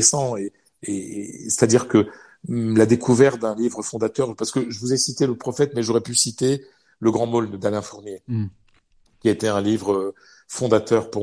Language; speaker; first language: French; native; French